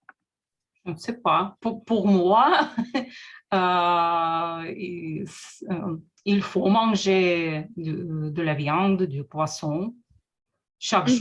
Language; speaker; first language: French; non-native, learner; Russian